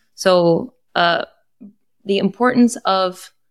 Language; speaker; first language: English; non-native, fluent; Portuguese